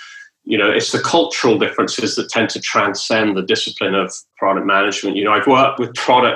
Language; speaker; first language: English; native; English